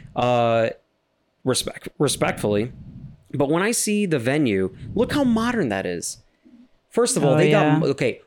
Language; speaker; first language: English; native; English